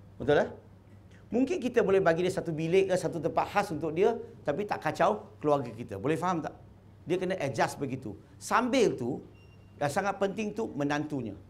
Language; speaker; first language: Malay; non-native, local second language; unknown